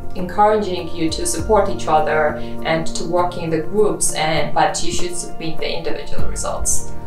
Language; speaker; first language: English; non-native, fluent; Georgian